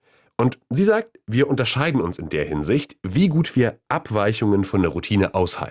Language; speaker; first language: German; native; German